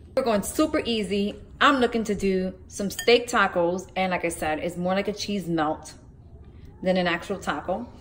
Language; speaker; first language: English; early bilingual, other home language; Spanish